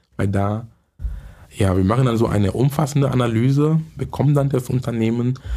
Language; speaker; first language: German; non-native, fluent; English